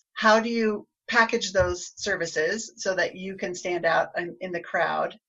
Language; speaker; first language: English; native; English